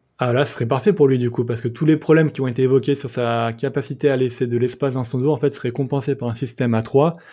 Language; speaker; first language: French; native; French